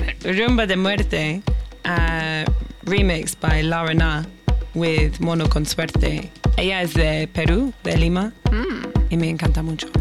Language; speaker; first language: Spanish; non-native, learner; English